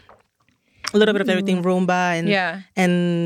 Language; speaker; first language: English; non-native, fluent; Spanish